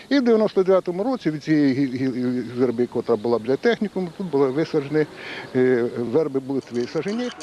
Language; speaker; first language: Ukrainian; native; Ukrainian